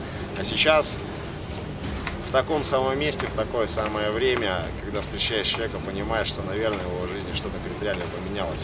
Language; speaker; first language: Russian; native; Russian